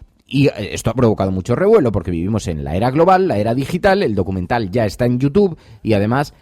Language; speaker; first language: Spanish; native; Spanish